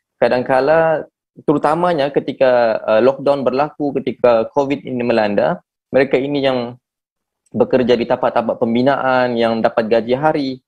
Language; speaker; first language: Malay; native; Malay